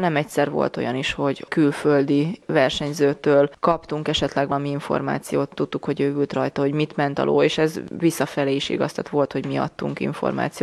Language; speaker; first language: Hungarian; native; Hungarian